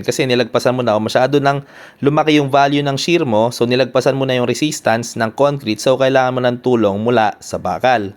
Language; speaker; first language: Filipino; native; Filipino